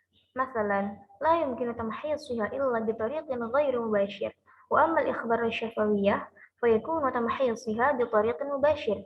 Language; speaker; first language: Arabic; non-native, learner; Indonesian